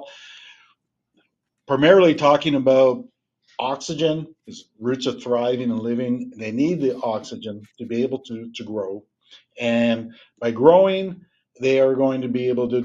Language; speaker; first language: English; native; English